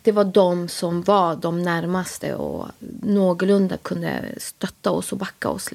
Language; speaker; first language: Swedish; early bilingual, other home language; Spanish